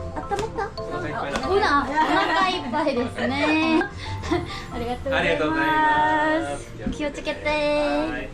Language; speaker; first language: Japanese; non-native, learner; Korean